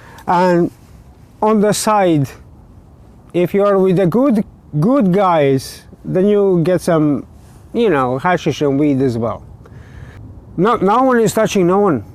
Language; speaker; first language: English; non-native, learner; Latvian